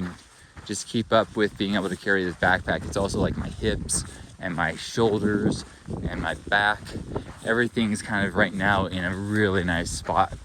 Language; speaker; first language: English; native; English